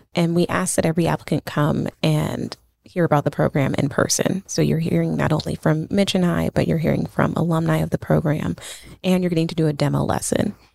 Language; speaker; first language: English; native; English